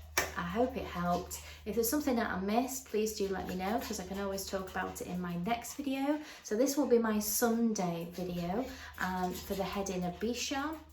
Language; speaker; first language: English; native; English